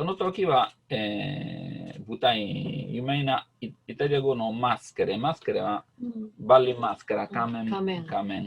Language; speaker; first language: Japanese; non-native, learner; Italian